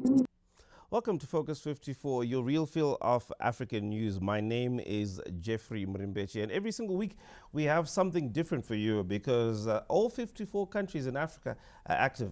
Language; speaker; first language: English; non-native, local second language; Shona